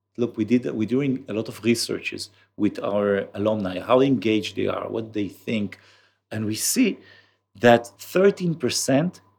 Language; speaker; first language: English; non-native, fluent; Hebrew